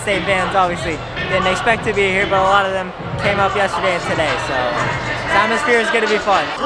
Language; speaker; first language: English; native; English